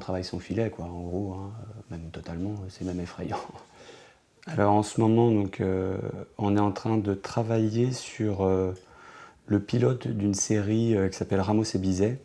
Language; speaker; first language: French; native; French